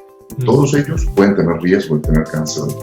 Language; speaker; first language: Spanish; native; Spanish